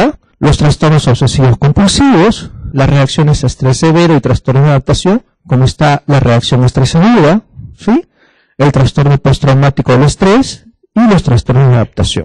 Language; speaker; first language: Spanish; native; Spanish